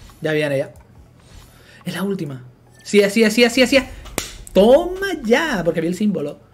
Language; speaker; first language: Spanish; native; Spanish